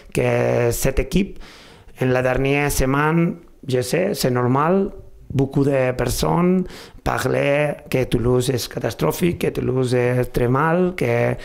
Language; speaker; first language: French; non-native, fluent; Spanish